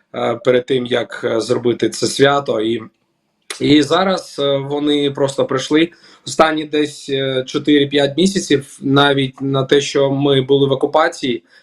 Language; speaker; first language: Ukrainian; non-native, local second language; Russian